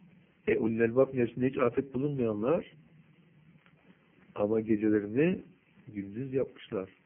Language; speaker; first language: Turkish; native; Turkish